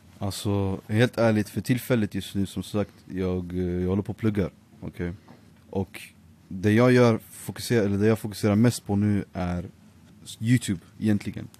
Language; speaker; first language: Swedish; early bilingual, other home language; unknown